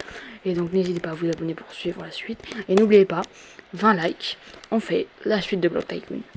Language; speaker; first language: French; native; French